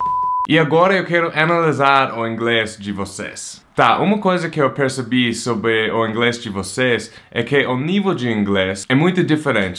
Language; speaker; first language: Portuguese; non-native, fluent; English